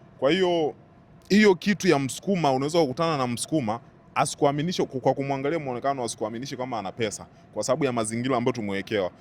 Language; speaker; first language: Swahili; native; Swahili